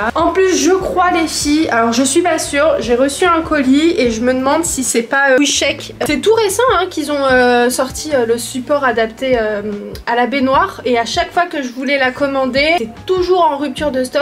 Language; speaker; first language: French; native; French